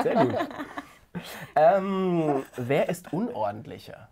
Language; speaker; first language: German; native; German